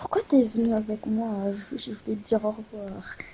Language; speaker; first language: French; native; French